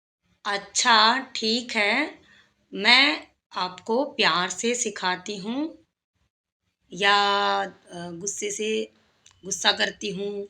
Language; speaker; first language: Hindi; non-native, local second language; Tamil